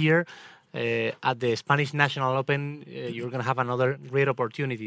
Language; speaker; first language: English; non-native, fluent; Spanish